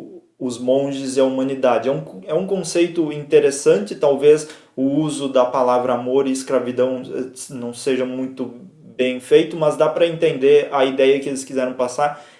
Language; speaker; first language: Portuguese; native; Portuguese